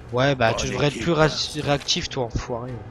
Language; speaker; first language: French; native; French